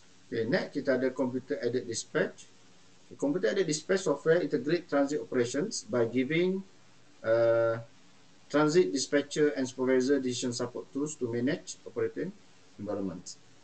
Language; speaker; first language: English; non-native, local second language; Malay